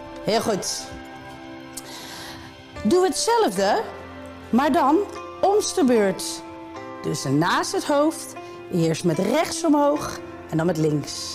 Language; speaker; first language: Dutch; native; Dutch